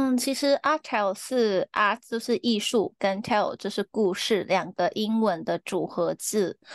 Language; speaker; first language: Chinese; non-native, local second language; Cantonese